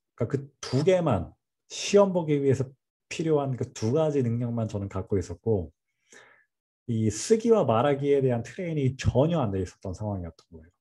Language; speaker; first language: Korean; native; Korean